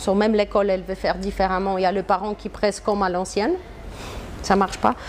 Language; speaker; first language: French; non-native, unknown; Polish